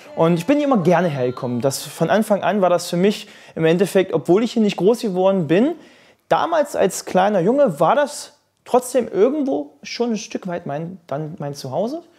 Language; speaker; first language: German; native; German